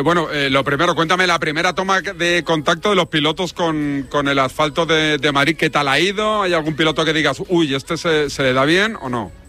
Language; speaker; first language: Spanish; native; Spanish